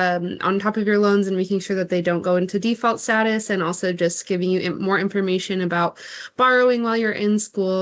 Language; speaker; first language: English; native; English